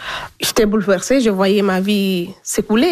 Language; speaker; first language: French; non-native, local second language; Fula